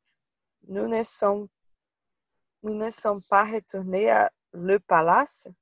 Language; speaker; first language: French; non-native, learner; Portuguese